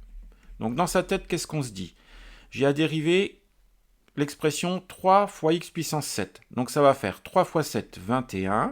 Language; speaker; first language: French; native; French